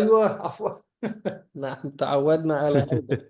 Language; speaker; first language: Arabic; non-native, fluent; Indonesian